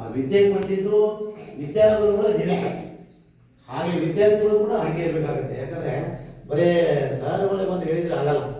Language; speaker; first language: Kannada; non-native, local second language; Lambadi